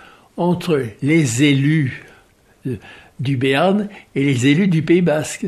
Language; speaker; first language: French; native; French